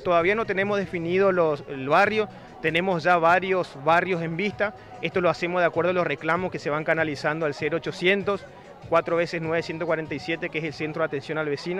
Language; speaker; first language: Spanish; native; Spanish